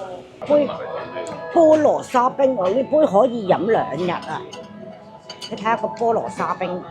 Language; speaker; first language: Cantonese; native; Cantonese